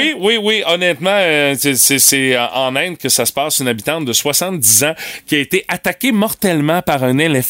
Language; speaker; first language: French; native; French